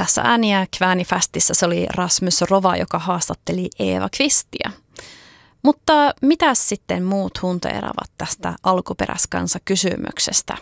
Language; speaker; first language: Finnish; native; Finnish